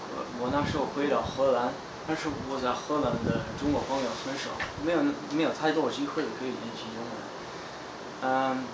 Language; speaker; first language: Chinese; non-native, fluent; Dutch